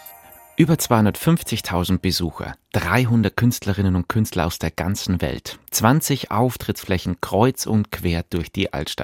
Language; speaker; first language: German; native; German